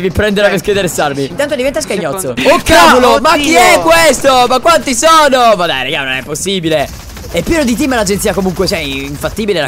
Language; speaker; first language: Italian; native; Italian